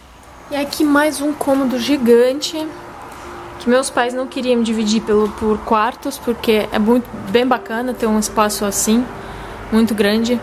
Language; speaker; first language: Portuguese; non-native, fluent; Russian